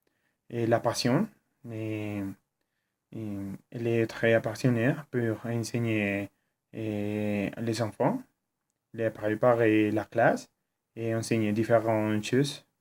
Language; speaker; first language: French; non-native, learner; Spanish